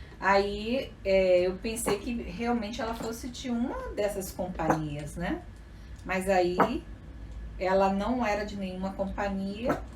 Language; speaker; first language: Portuguese; native; Portuguese